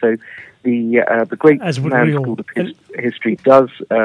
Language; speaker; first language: English; native; English